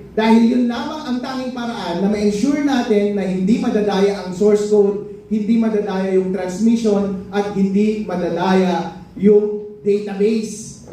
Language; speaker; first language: Filipino; non-native, local second language; Iloko